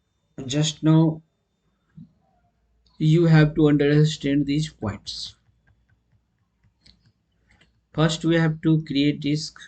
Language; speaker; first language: English; non-native, local second language; Hindi